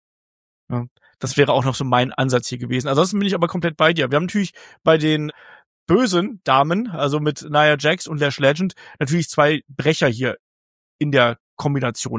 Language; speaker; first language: German; native; German